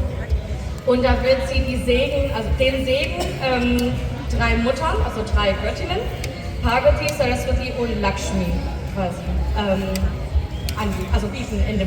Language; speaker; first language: German; non-native, fluent; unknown